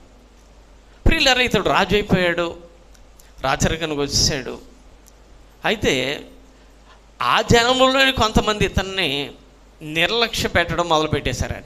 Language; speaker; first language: Telugu; native; Telugu